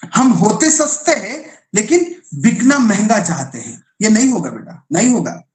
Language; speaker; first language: Hindi; non-native, local second language; Marathi